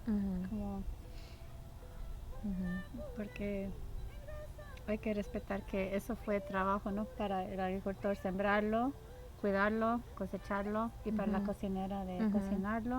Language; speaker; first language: Spanish; early bilingual, heritage; Spanish